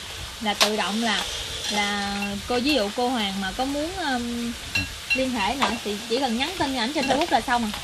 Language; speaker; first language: Vietnamese; native; Vietnamese